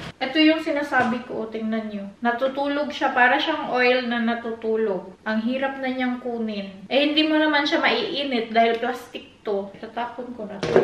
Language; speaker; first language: Filipino; non-native, local second language; Cebuano